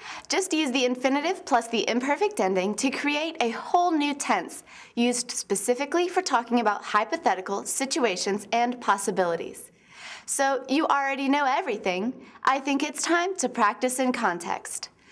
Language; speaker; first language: English; native; English